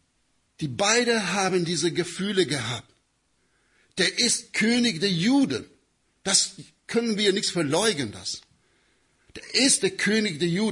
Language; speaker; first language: German; non-native, learner; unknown